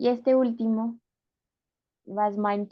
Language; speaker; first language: German; non-native, fluent; Spanish